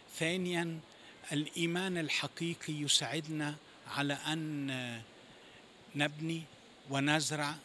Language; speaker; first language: Arabic; non-native, fluent; Italian